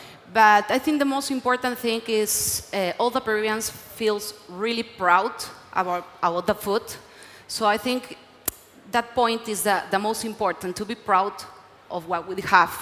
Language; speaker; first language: English; non-native, learner; Spanish